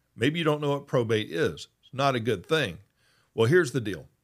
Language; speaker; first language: English; native; English